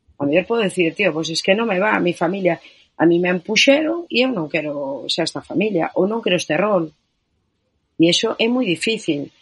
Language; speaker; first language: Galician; non-native, local second language; Spanish